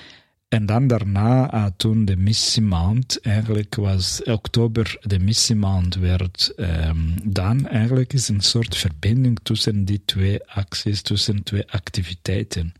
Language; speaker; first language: Dutch; non-native, fluent; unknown